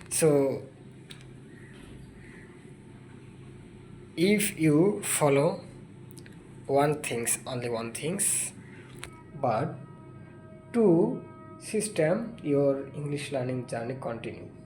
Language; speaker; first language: English; non-native, learner; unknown